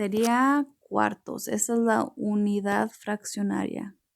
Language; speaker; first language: Spanish; early bilingual, heritage; Spanish